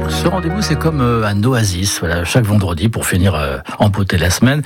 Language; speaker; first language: French; native; French